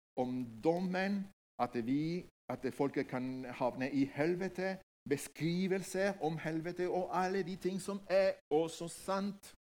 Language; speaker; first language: Norwegian; non-native, fluent; Spanish